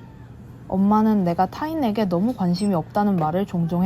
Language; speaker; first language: Korean; native; Korean